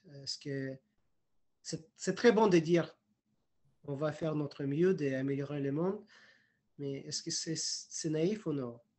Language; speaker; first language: French; non-native, fluent; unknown